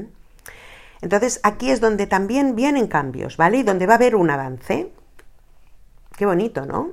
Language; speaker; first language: Spanish; native; Spanish